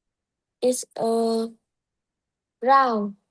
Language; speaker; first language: English; non-native, learner; Vietnamese